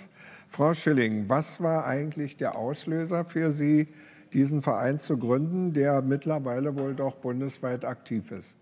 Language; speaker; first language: German; native; German